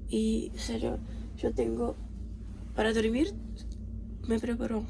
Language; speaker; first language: Spanish; non-native, learner; Ukrainian